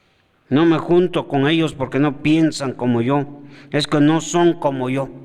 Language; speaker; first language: Spanish; native; Spanish